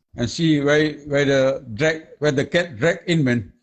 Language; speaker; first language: English; non-native, local second language; Malay